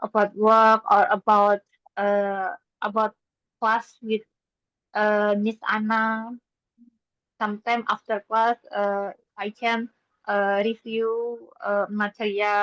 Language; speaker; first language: English; non-native, learner; Indonesian